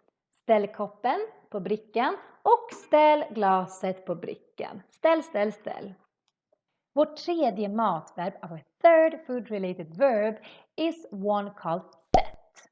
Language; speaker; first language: Swedish; native; Swedish